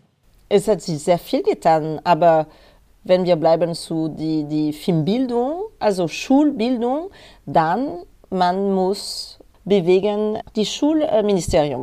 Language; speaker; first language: German; non-native, fluent; French